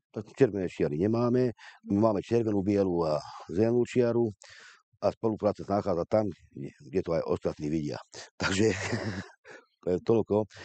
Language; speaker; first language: Slovak; non-native, local second language; Hungarian